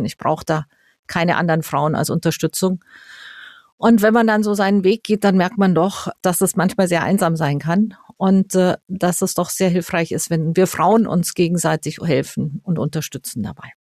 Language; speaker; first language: German; native; German